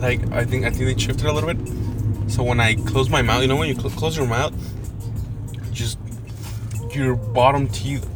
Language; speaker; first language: English; early bilingual, other home language; Spanish